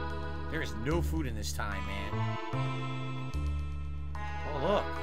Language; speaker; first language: English; native; English